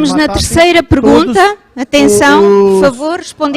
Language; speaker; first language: Portuguese; native; Portuguese